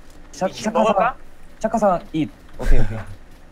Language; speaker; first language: Japanese; non-native, learner; Korean